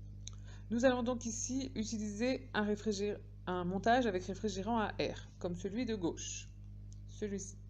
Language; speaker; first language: French; native; French